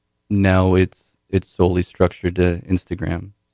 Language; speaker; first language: English; native; English